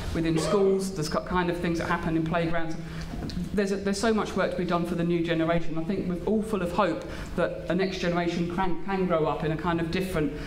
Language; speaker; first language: English; native; English